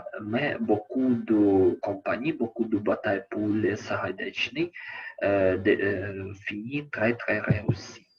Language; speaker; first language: French; non-native, learner; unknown